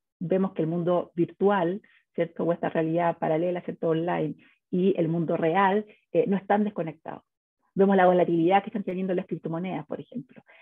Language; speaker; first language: Spanish; native; Spanish